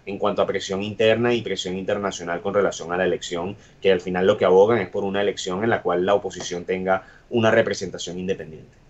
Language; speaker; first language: Spanish; native; Spanish